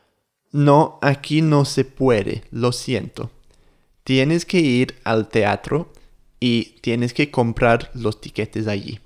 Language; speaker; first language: Spanish; non-native, fluent; English